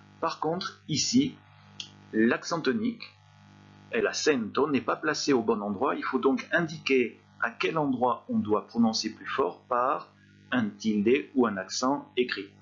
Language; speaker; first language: French; native; French